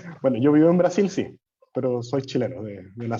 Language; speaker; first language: Spanish; native; Spanish